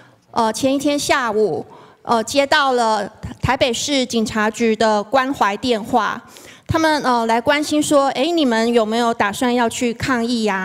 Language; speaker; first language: Chinese; native; Chinese